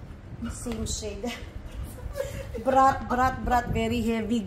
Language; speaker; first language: English; non-native, local second language; Hiligaynon